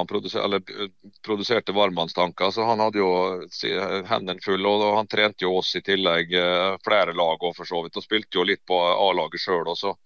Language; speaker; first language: Norwegian; native; Norwegian